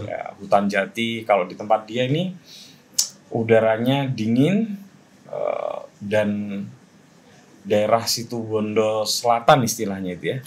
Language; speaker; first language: Indonesian; non-native, local second language; Javanese